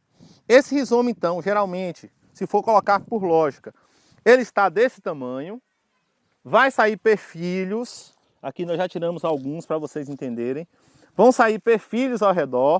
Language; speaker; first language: Portuguese; native; Portuguese